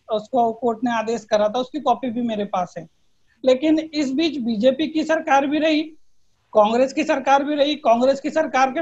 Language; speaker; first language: Hindi; native; Hindi